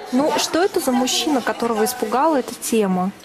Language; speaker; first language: Russian; native; Russian